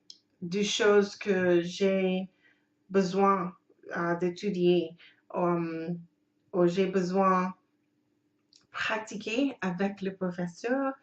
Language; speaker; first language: French; non-native, learner; English